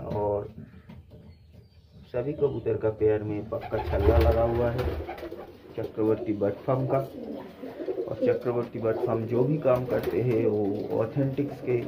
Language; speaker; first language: Hindi; non-native, local second language; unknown